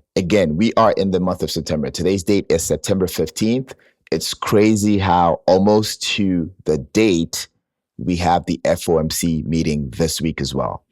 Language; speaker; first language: English; native; English